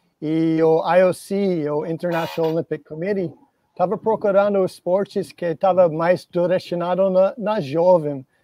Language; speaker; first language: Portuguese; non-native, fluent; English